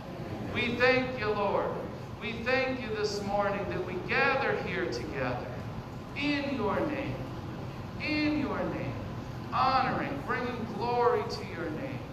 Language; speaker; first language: English; native; English